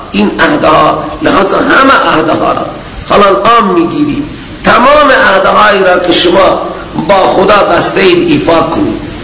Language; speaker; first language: Persian; native; Persian